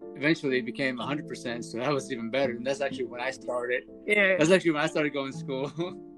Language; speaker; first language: English; early bilingual, other home language; Spanish